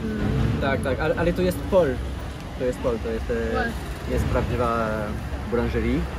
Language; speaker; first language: Polish; non-native, fluent; French